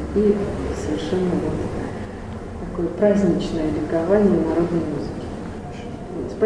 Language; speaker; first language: Russian; native; Russian